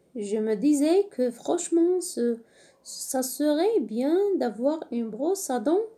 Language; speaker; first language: French; non-native, local second language; Arabic